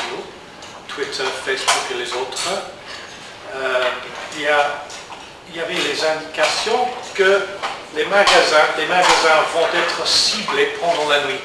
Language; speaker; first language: French; non-native, learner; English